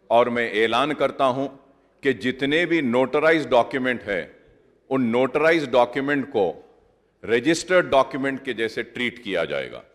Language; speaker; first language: Hindi; non-native, local second language; Urdu